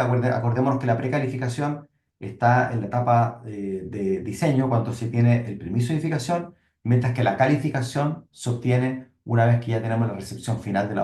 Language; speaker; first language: Spanish; native; Spanish